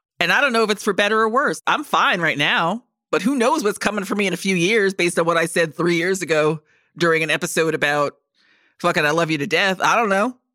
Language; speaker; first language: English; native; English